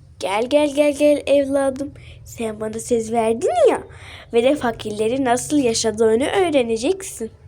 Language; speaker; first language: Turkish; early bilingual, other home language; Arabic